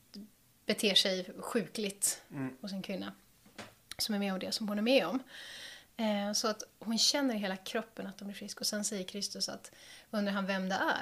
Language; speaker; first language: Swedish; native; Swedish